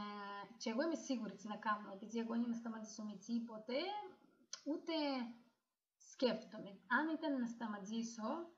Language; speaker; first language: Greek; non-native, learner; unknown